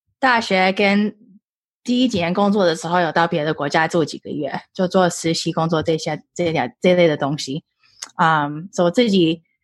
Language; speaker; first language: Chinese; early bilingual, heritage; Chinese